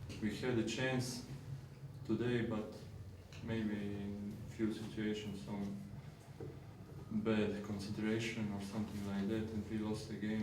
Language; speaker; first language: English; non-native, fluent; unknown